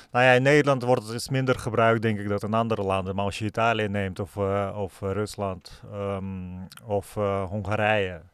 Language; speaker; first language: Dutch; non-native, fluent; Russian